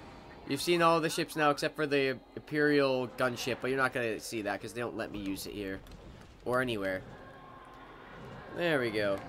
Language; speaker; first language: English; native; English